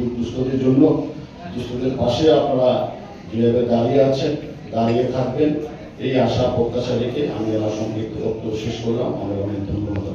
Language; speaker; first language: Bangla; native; Bangla